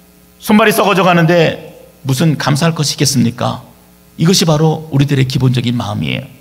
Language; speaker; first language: Korean; native; Korean